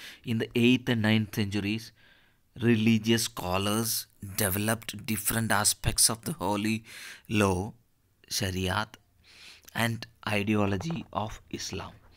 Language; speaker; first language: English; non-native, local second language; Malayalam